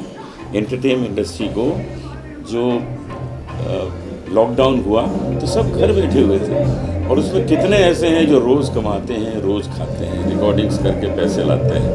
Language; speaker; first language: Hindi; native; Hindi